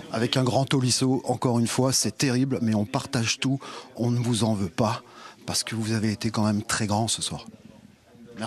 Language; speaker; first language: French; native; French